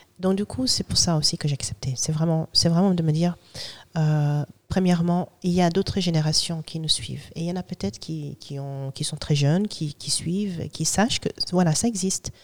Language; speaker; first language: French; non-native, fluent; English